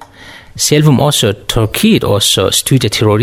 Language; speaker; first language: Danish; non-native, learner; Kurdish